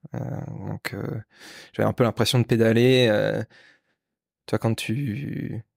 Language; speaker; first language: French; native; French